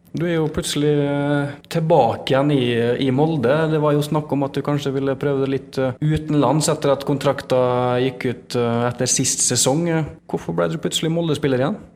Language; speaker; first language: Norwegian; native; Norwegian